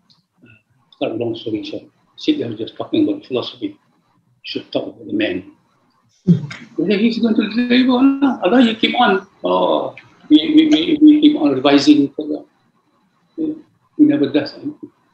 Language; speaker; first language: English; non-native, local second language; Malay